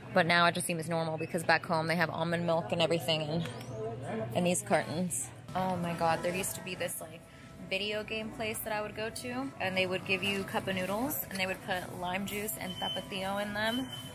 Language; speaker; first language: English; early bilingual, other home language; Spanish